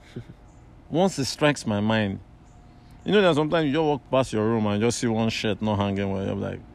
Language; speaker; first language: English; non-native, local second language; Yoruba